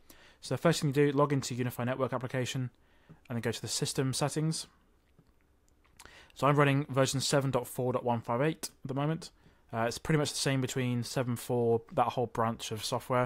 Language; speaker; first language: English; native; English